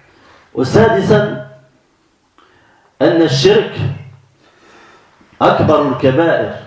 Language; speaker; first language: Arabic; non-native, fluent; French